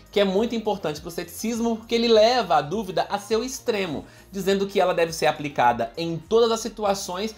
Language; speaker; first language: Portuguese; native; Portuguese